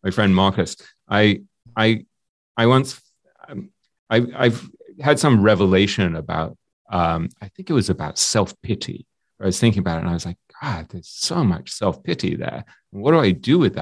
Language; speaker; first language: English; native; English